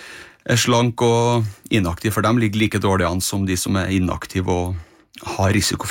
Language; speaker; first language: Norwegian; native; Norwegian